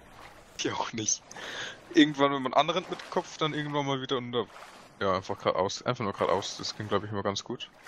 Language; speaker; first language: German; native; German